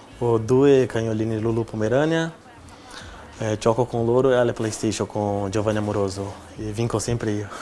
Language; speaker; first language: Italian; non-native, learner; Portuguese